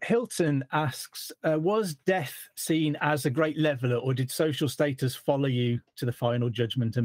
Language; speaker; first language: English; native; English